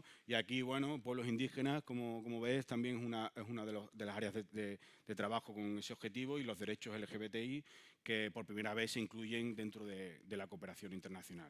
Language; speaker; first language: Spanish; native; Spanish